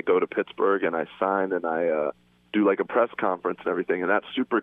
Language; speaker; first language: English; native; English